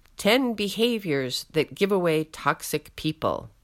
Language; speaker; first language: English; native; English